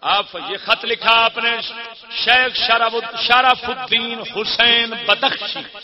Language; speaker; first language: Urdu; non-native, local second language; Punjabi